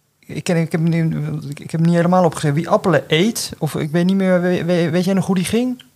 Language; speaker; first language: Dutch; native; Dutch